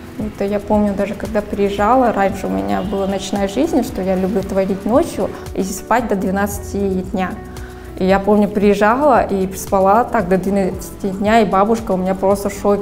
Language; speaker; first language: Russian; non-native, fluent; Vietnamese